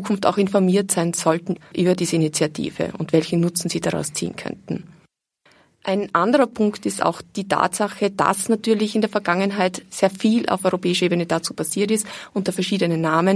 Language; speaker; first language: German; native; German